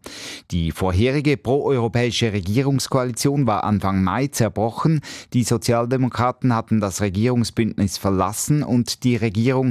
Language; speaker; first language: German; native; German